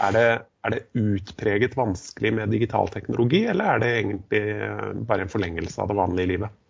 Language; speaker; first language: Norwegian; native; Norwegian